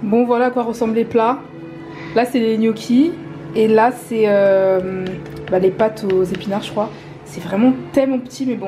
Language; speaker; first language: French; native; French